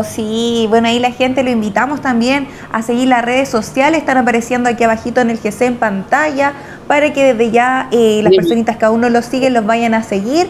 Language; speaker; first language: Spanish; native; Spanish